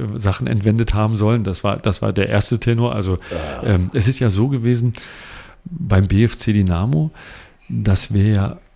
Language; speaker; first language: German; native; German